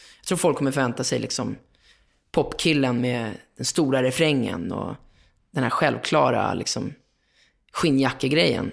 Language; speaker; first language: Swedish; native; Swedish